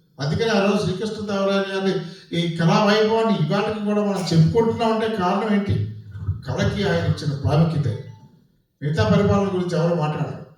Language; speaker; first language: Telugu; native; Telugu